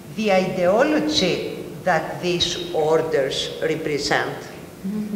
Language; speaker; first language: English; non-native, fluent; Greek